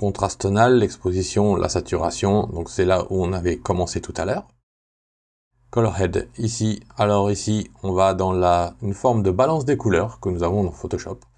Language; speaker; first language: French; native; French